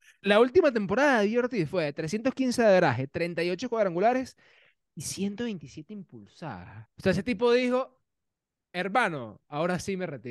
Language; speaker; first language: Spanish; native; Spanish